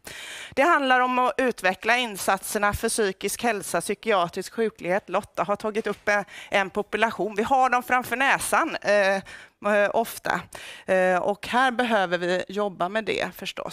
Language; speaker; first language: Swedish; native; Swedish